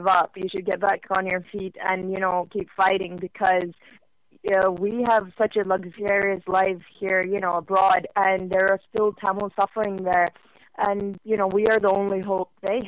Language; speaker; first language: English; non-native, fluent; Norwegian